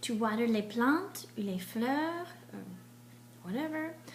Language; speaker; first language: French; non-native, fluent; English